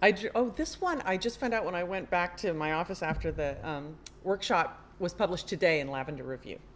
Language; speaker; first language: English; native; English